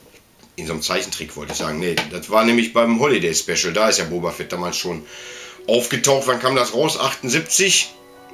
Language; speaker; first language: German; native; German